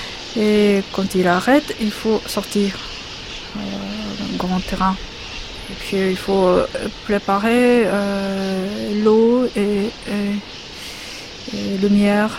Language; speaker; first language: French; non-native, learner; Japanese